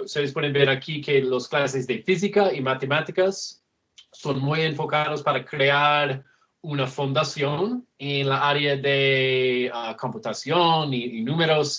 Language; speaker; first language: Spanish; non-native, fluent; English